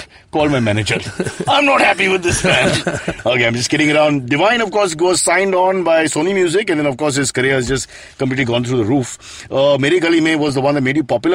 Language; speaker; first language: English; non-native, local second language; Hindi